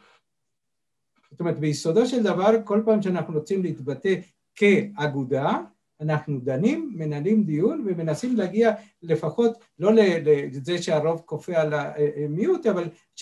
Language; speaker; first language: Hebrew; non-native, fluent; Spanish